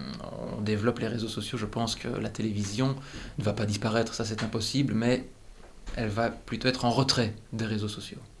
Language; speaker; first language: French; native; French